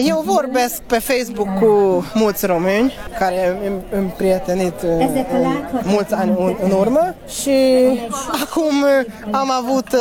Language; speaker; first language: Romanian; non-native, local second language; Hungarian